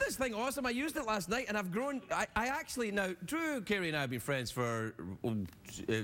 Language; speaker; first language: English; native; English